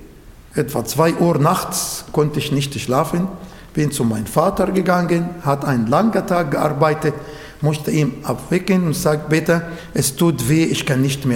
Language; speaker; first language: German; non-native, fluent; Arabic